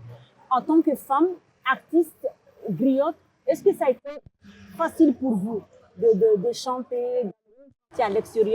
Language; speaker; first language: French; non-native, local second language; Arabic